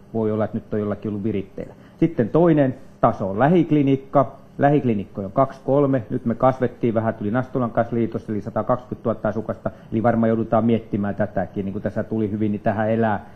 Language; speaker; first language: Finnish; native; Finnish